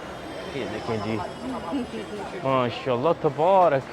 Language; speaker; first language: Hindi; non-native, local second language; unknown